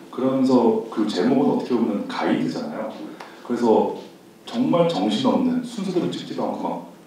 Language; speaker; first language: Korean; native; Korean